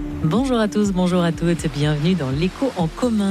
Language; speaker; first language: French; native; French